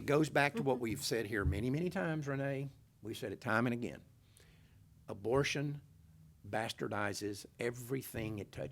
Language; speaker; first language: English; native; English